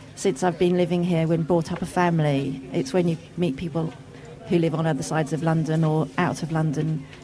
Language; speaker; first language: English; native; English